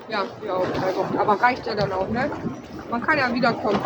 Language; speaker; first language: German; native; German